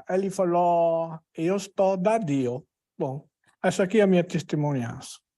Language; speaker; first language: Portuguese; non-native, learner; Italian